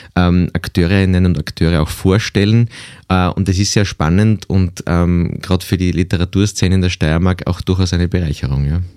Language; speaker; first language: German; native; German